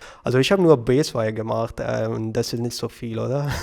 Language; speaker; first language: German; non-native, learner; Urdu